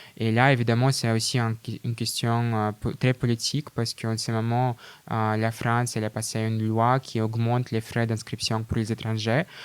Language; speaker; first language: French; non-native, fluent; Russian